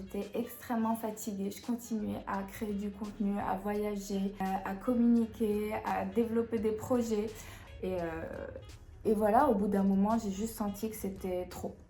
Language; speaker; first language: French; non-native, local second language; Arabic